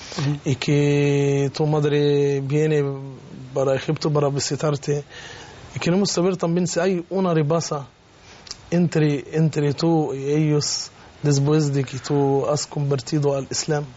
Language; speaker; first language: Spanish; non-native, fluent; Arabic